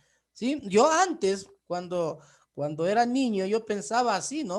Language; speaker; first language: Spanish; native; Spanish